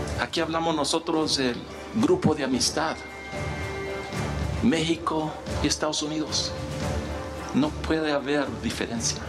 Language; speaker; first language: Spanish; early bilingual, heritage; Spanish